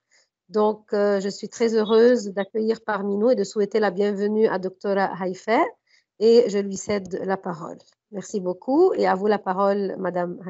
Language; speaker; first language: French; non-native, fluent; Arabic